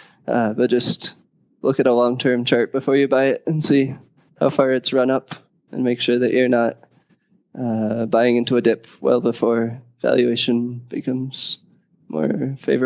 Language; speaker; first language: English; native; English